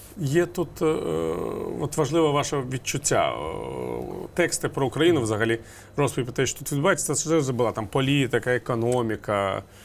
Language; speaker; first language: Ukrainian; non-native, local second language; Russian